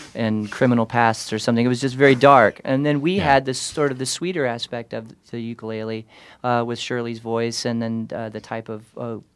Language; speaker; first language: English; native; English